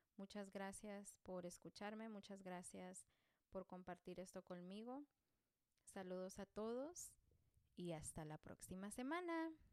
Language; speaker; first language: Spanish; early bilingual, heritage; Spanish